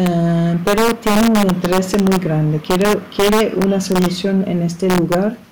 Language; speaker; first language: Spanish; non-native, fluent; German